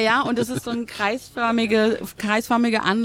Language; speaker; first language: German; native; German